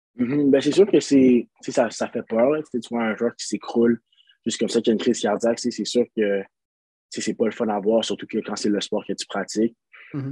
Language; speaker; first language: French; native; French